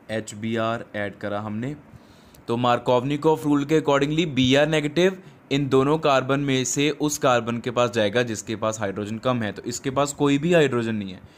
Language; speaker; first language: Hindi; non-native, local second language; Punjabi